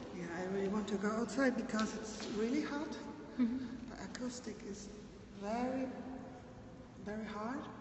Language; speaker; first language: English; non-native, learner; German